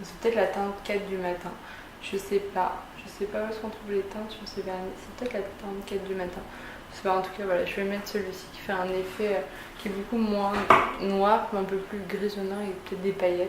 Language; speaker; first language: French; native; French